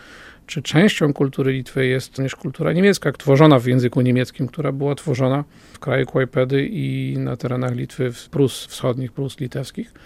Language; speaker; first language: Polish; native; Polish